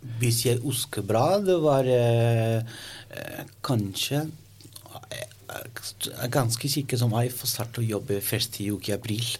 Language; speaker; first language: Norwegian; non-native, learner; Italian